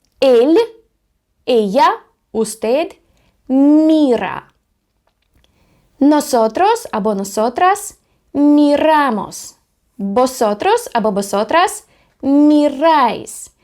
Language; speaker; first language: Spanish; non-native, fluent; Ukrainian